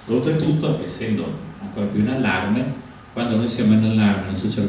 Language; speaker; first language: Italian; native; Italian